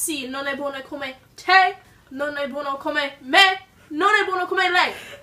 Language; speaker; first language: Italian; non-native, learner; English